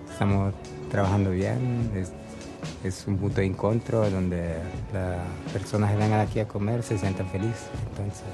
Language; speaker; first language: Spanish; non-native, learner; Italian